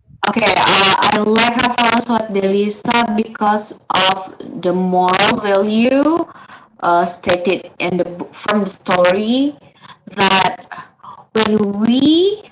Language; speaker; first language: English; non-native, learner; Indonesian